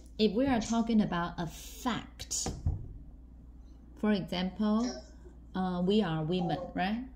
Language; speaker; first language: English; non-native, fluent; Chinese